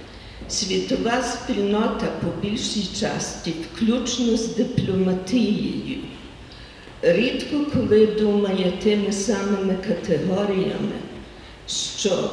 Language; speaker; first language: Ukrainian; early bilingual, heritage; Ukrainian